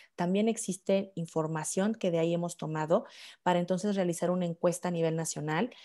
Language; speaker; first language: Spanish; native; Spanish